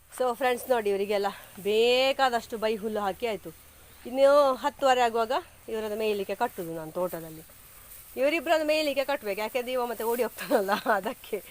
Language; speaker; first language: Kannada; non-native, local second language; Tulu